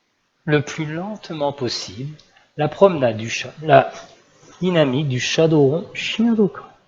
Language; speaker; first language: French; native; French